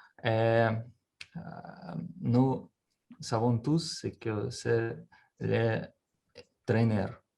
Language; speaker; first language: French; non-native, learner; Russian